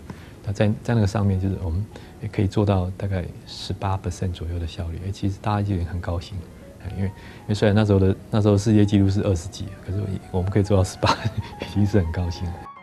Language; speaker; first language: Chinese; native; Chinese